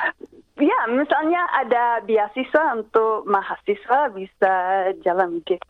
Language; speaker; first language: Indonesian; non-native, fluent; English